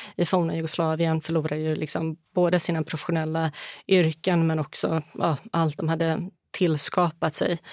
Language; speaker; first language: Swedish; early bilingual, other home language; Bosnian